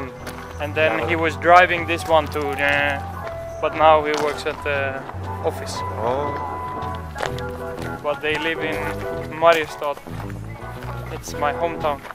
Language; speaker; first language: English; non-native, fluent; Swedish